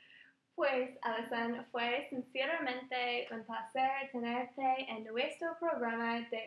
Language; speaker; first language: Spanish; non-native, learner; English